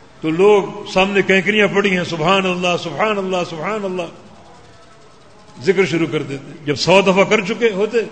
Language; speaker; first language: Urdu; native; Urdu